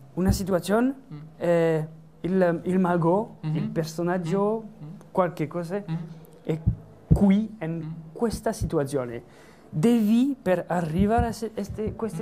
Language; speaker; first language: Italian; non-native, learner; French